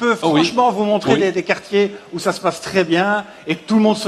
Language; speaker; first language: French; native; French